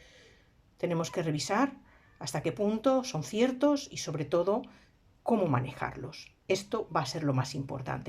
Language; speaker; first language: Spanish; native; Spanish